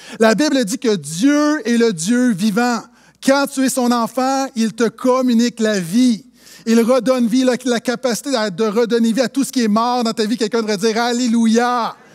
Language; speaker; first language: French; native; French